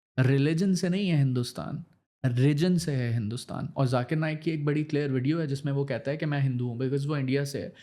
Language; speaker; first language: Urdu; native; Urdu